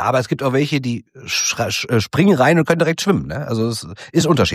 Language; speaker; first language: German; native; German